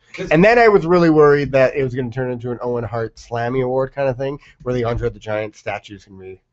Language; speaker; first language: English; native; English